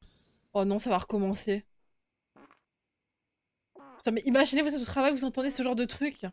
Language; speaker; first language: French; native; French